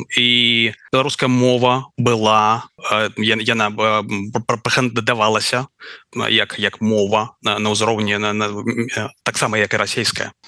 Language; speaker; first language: Belarusian; non-native, local second language; Russian